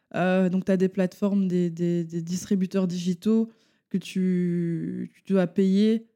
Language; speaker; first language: French; native; French